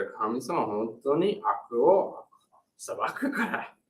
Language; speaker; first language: Japanese; non-native, fluent; English